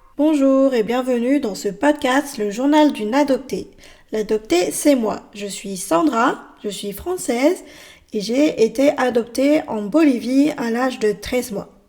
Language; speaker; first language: French; native; French